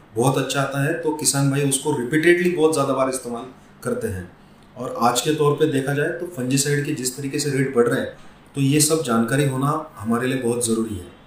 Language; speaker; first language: Hindi; non-native, local second language; Marathi